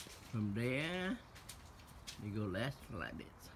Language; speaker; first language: English; non-native, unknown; Vietnamese